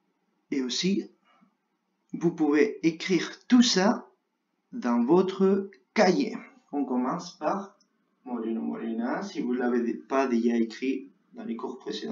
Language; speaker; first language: French; non-native, fluent; Spanish